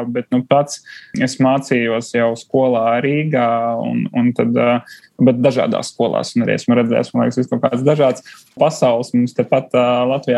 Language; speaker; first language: Latvian; non-native, local second language; Russian